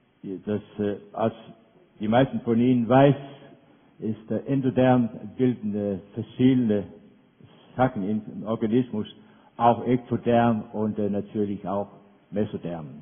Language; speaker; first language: German; non-native, fluent; Danish